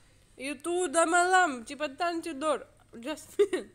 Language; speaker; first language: Indonesian; non-native, learner; Russian